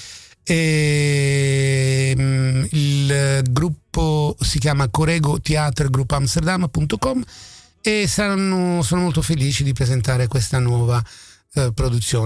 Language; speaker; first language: Italian; native; Italian